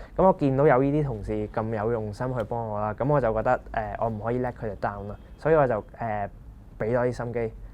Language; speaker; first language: Cantonese; non-native, local second language; Punjabi